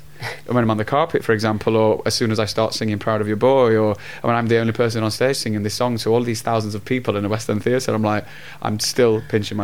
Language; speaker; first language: English; native; English